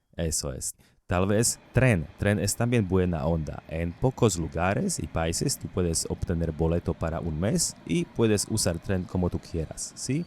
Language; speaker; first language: Spanish; non-native, learner; Slovak